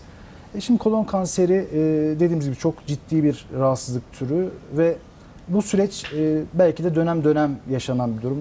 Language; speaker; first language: Turkish; native; Turkish